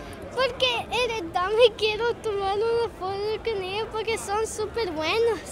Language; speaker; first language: Spanish; early bilingual, heritage; Spanish